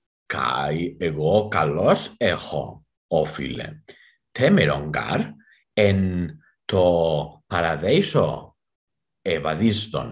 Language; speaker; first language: Greek; non-native, fluent; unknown